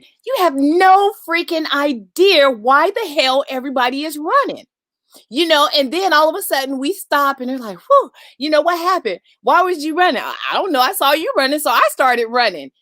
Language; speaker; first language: English; native; English